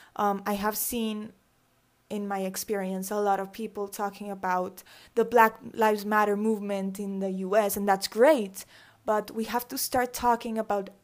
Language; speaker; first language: English; early bilingual, other home language; Spanish